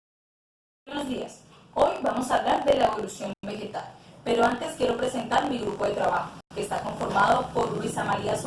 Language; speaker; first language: Spanish; native; Spanish